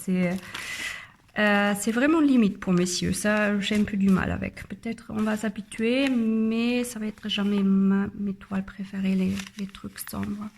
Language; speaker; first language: French; non-native, learner; German